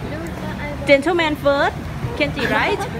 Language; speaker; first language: English; non-native, learner; Thai